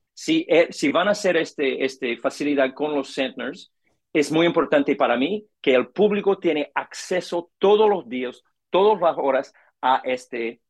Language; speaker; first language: Spanish; non-native, learner; English